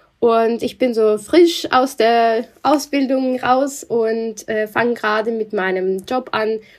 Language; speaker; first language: German; non-native, fluent; Russian